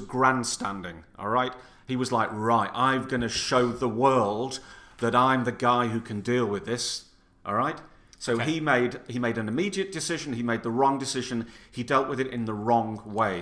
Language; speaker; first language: English; native; English